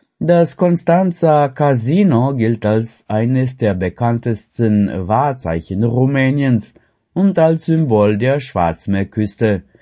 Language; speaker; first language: German; non-native, fluent; Romanian